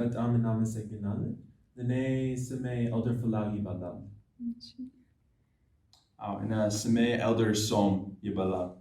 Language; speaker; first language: Amharic; non-native, learner; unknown